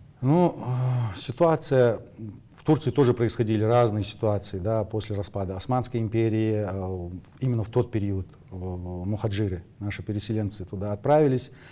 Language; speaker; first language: Russian; non-native, local second language; Ingush